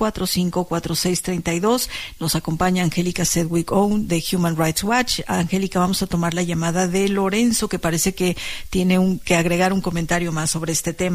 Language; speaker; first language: Spanish; native; Spanish